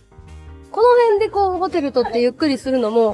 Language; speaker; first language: Japanese; native; Japanese